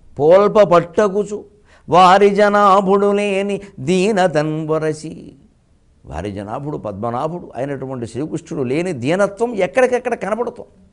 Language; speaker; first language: Telugu; native; Telugu